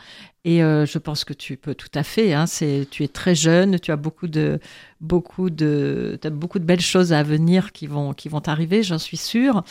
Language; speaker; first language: French; native; French